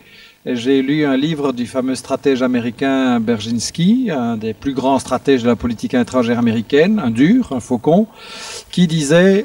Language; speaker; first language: French; native; French